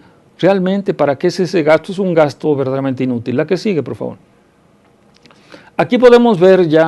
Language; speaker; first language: Spanish; native; Spanish